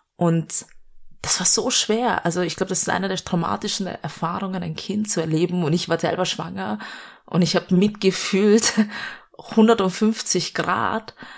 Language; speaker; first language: German; early bilingual, other home language; Malayalam